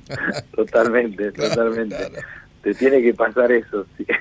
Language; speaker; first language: Spanish; native; Spanish